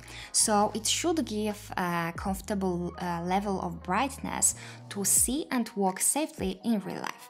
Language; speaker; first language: English; non-native, fluent; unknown